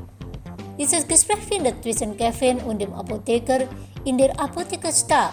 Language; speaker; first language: German; non-native, fluent; Indonesian